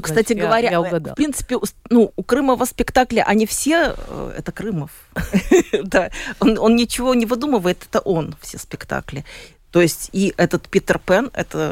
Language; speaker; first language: Russian; native; Russian